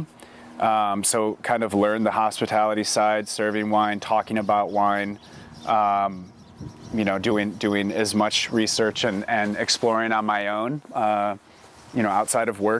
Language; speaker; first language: English; native; English